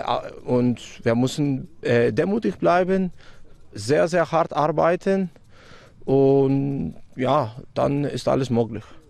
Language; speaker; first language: German; non-native, fluent; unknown